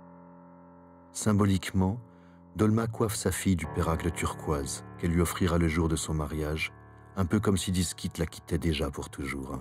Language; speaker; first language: French; native; French